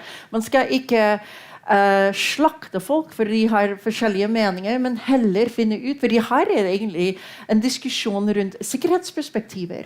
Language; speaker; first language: Norwegian; non-native, fluent; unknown